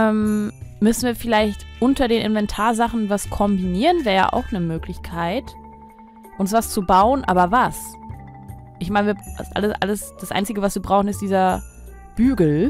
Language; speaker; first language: German; native; German